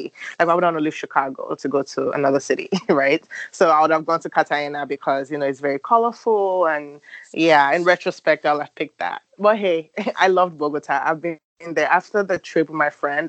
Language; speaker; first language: English; non-native, local second language; Yoruba